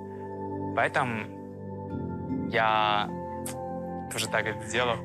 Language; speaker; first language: Russian; non-native, learner; Chinese